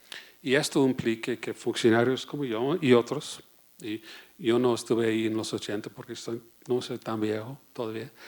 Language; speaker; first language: Spanish; non-native, fluent; English